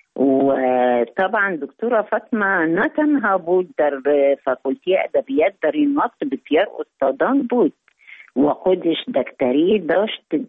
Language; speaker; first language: Persian; non-native, learner; Arabic